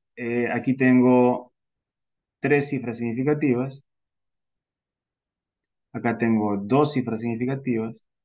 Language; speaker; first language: Spanish; native; Spanish